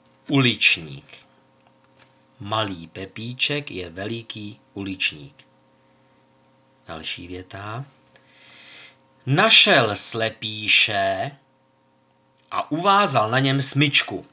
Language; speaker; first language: Czech; native; Czech